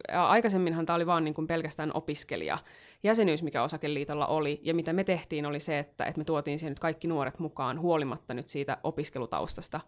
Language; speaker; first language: Finnish; native; Finnish